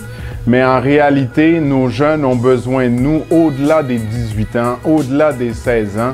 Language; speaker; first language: French; native; French